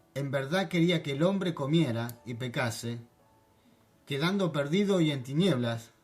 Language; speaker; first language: Spanish; non-native, fluent; French